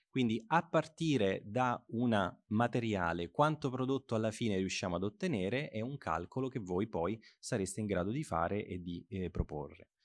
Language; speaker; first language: Italian; native; Italian